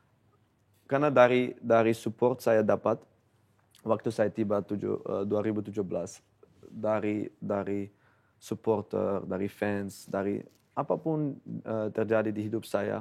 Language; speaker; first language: Indonesian; non-native, fluent; Dutch